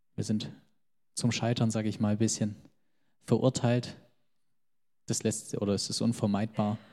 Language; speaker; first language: German; early bilingual, other home language; Albanian